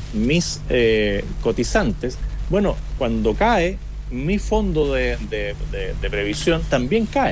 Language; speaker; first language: Spanish; native; Spanish